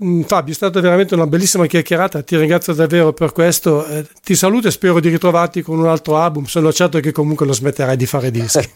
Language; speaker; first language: Italian; native; Italian